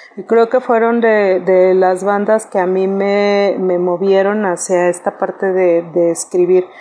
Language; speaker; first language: Spanish; native; Spanish